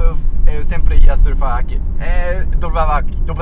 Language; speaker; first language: Portuguese; non-native, fluent; Japanese